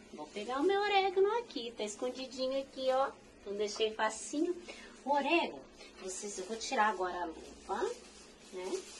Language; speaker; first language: Portuguese; native; Portuguese